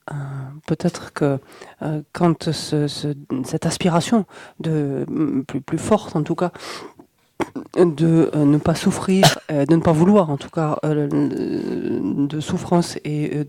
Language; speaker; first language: French; native; French